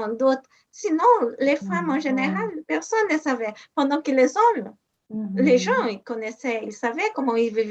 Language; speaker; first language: French; non-native, fluent; Portuguese